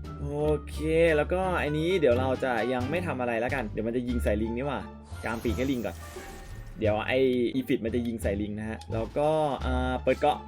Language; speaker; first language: Thai; native; Thai